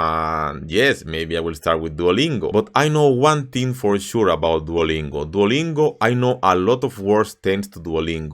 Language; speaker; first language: English; non-native, fluent; Spanish